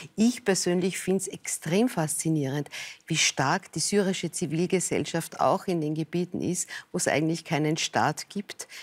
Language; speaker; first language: German; native; German